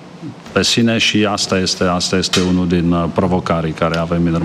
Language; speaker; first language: Romanian; non-native, fluent; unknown